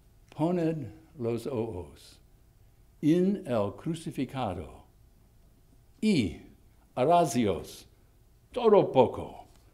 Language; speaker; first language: Spanish; non-native, learner; English